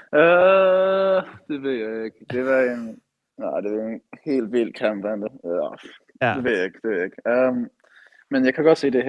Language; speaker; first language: Danish; early bilingual, heritage; English